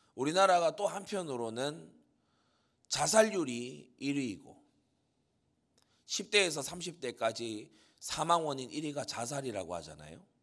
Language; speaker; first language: Korean; native; Korean